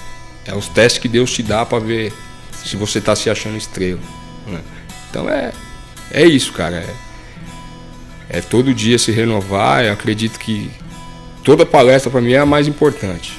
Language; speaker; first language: Portuguese; native; Portuguese